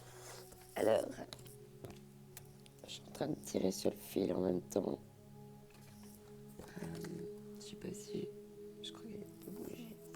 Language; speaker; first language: French; native; French